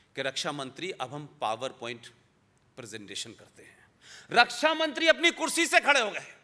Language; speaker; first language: Hindi; native; Hindi